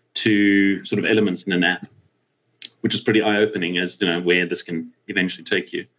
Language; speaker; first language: English; native; English